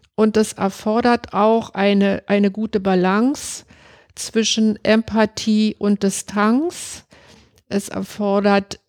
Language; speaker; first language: German; native; German